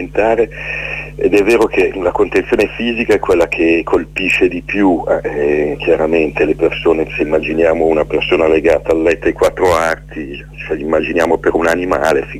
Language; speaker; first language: Italian; native; Italian